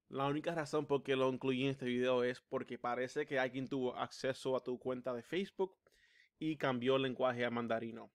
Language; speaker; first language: Spanish; early bilingual, heritage; Spanish